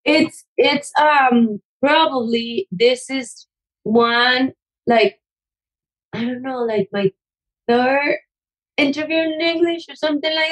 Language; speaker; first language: English; non-native, fluent; Spanish